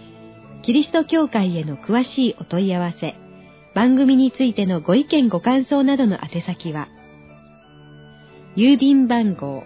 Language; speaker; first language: Japanese; native; Japanese